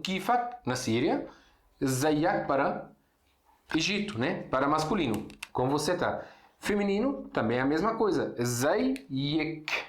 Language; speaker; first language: Portuguese; non-native, fluent; Arabic